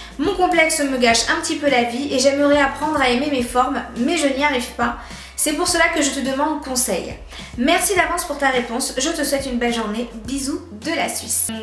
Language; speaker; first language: French; native; French